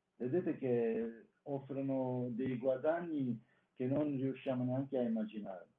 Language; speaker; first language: Italian; non-native, fluent; Armenian